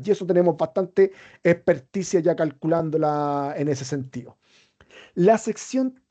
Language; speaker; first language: Spanish; native; Spanish